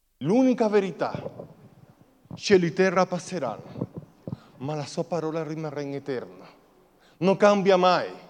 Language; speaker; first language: Italian; non-native, fluent; Spanish